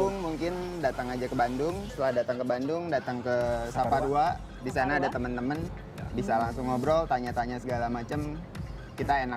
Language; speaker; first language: Indonesian; native; Indonesian